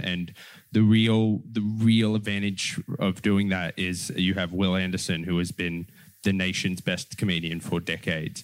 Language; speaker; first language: English; native; English